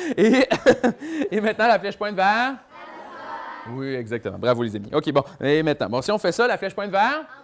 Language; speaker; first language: French; native; French